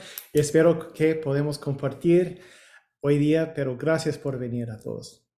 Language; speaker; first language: Spanish; non-native, learner; English